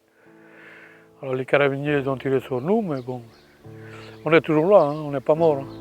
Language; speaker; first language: French; non-native, fluent; Portuguese